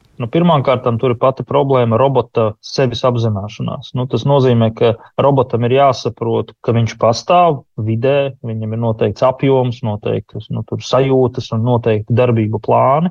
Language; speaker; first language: Latvian; native; Latvian